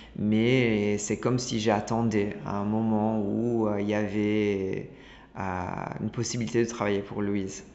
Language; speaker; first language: French; non-native, fluent; Italian